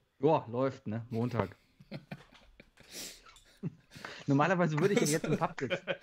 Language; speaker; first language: German; native; German